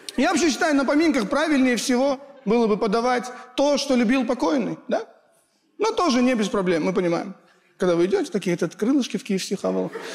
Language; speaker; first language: Russian; early bilingual, other home language; Kurdish